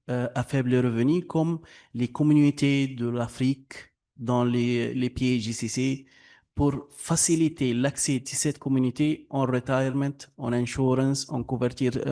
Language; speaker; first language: French; non-native, local second language; Arabic